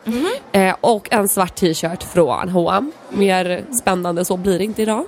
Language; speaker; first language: Swedish; early bilingual, other home language; Polish